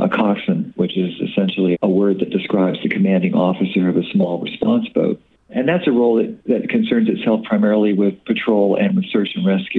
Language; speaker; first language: English; native; English